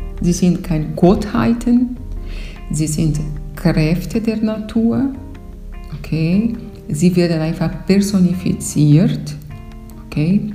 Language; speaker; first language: German; non-native, fluent; Portuguese